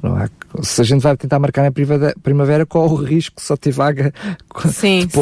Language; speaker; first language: Portuguese; native; Portuguese